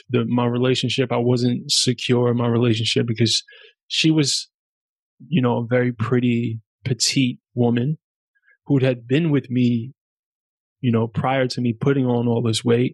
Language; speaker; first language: English; early bilingual, other home language; German